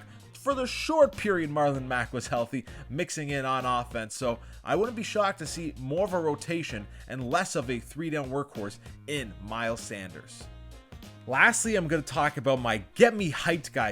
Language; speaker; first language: English; native; English